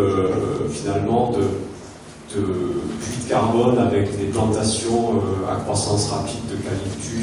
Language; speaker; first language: French; native; French